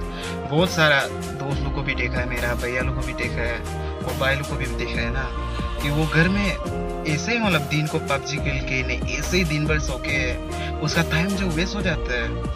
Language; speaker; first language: Hindi; non-native, local second language; Adi